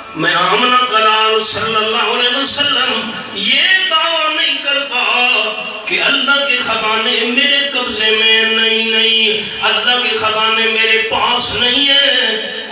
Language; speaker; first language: Urdu; non-native, local second language; Pashto